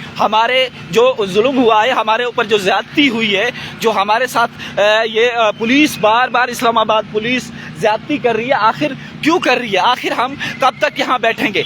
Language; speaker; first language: Urdu; non-native, local second language; Sindhi